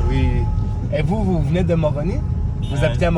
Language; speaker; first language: French; non-native, local second language; English